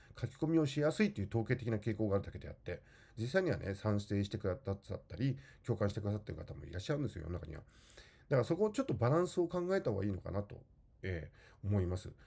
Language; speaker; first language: Japanese; native; Japanese